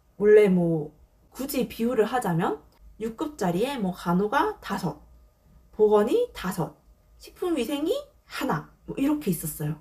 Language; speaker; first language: Korean; native; Korean